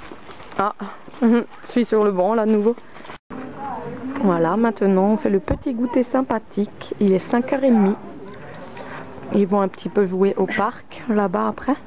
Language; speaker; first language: French; native; French